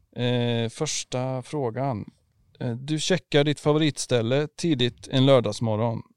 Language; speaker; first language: Swedish; native; Swedish